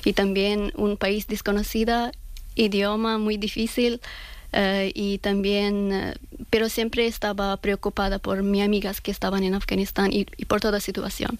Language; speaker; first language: Spanish; non-native, learner; Persian